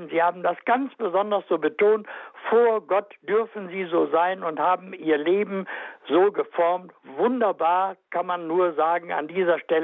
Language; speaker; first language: German; native; German